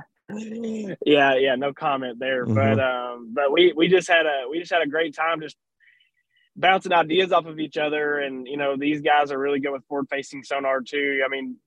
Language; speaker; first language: English; native; English